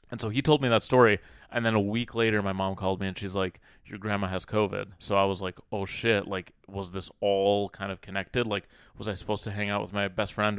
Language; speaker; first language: English; early bilingual, other home language; Arabic